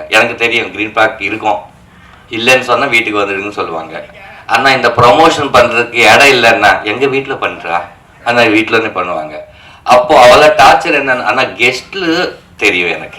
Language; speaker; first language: Tamil; non-native, learner; Telugu